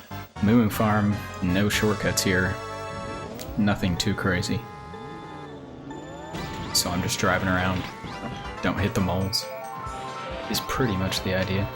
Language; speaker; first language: English; native; English